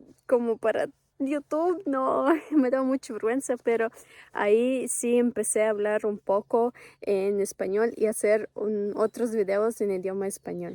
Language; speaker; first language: Spanish; non-native, fluent; Ukrainian